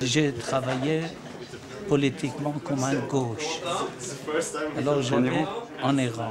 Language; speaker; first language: French; non-native, learner; Persian